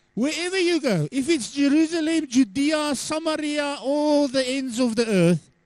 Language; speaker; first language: English; non-native, local second language; Afrikaans